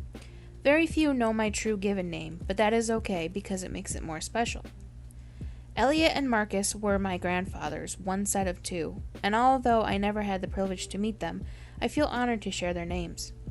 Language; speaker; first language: English; native; English